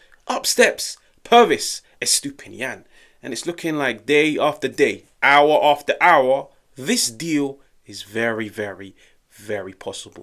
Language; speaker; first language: English; native; English